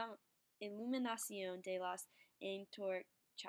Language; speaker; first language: Spanish; non-native, learner; English